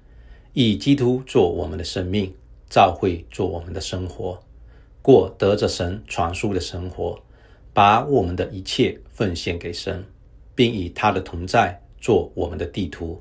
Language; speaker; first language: Chinese; native; Chinese